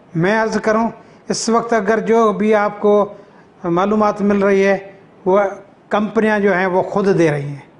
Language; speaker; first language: Urdu; non-native, local second language; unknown